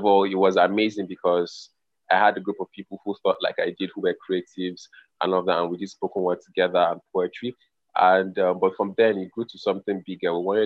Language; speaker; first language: English; non-native, local second language; Igbo